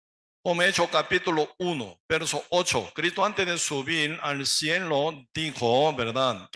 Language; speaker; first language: Spanish; non-native, learner; Korean